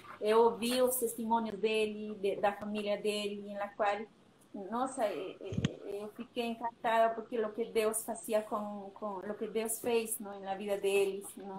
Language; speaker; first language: Portuguese; non-native, learner; Spanish